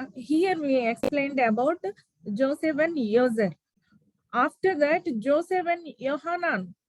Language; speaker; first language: English; non-native, local second language; Telugu